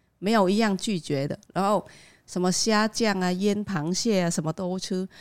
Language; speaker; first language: Chinese; non-native, fluent; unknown